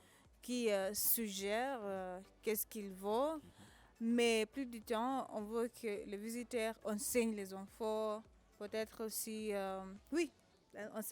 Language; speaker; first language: French; non-native, fluent; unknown